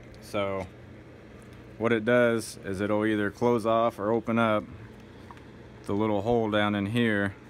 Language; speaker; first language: English; native; English